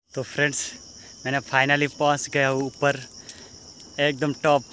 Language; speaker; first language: Hindi; non-native, local second language; Bangla